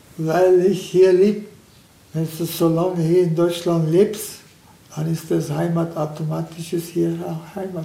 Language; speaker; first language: German; non-native, learner; Turkish